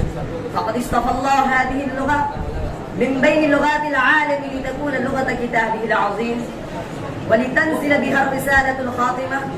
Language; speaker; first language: Arabic; non-native, learner; Urdu